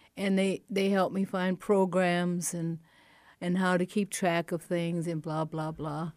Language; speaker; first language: English; native; English